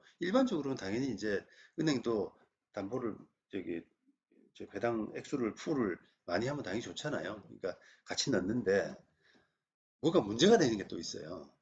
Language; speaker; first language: Korean; native; Korean